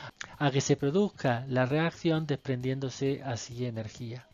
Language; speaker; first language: Spanish; native; Spanish